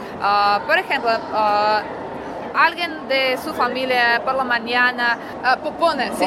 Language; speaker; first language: Spanish; non-native, learner; Russian